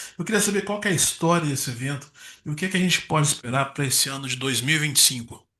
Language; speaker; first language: Portuguese; native; Portuguese